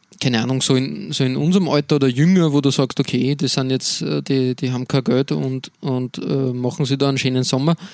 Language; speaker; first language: German; native; German